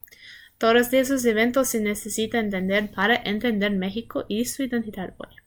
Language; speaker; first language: Spanish; non-native, learner; English